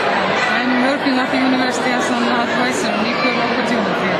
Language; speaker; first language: English; non-native, fluent; Norwegian